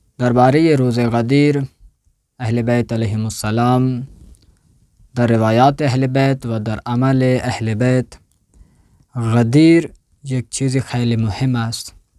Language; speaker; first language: Persian; non-native, fluent; Urdu